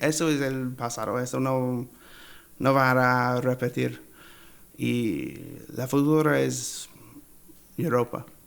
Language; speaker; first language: Spanish; non-native, learner; English